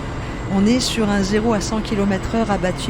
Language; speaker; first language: French; native; French